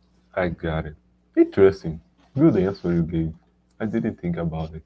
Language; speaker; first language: English; non-native, learner; Portuguese